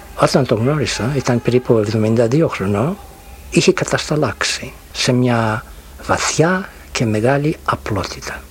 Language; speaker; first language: Greek; early bilingual, heritage; Greek